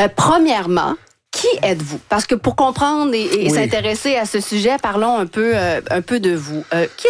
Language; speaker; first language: French; native; French